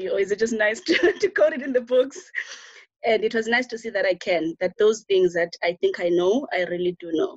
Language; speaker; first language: English; non-native, local second language; Xhosa